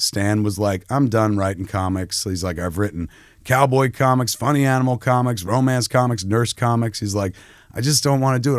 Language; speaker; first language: English; native; English